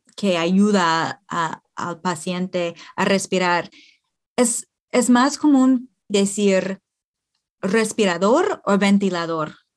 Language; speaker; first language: Spanish; non-native, fluent; English